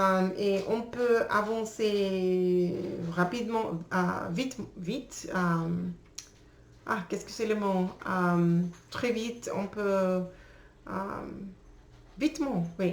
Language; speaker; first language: French; non-native, learner; English